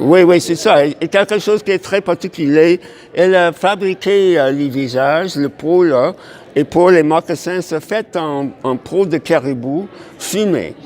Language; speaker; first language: French; non-native, fluent; English